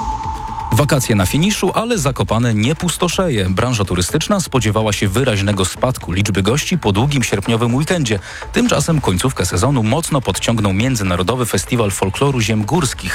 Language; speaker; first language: Polish; native; Polish